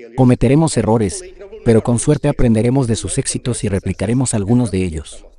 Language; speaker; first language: Spanish; non-native, fluent; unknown